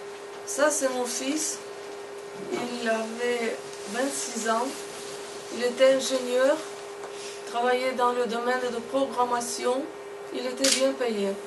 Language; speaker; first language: French; non-native, fluent; Russian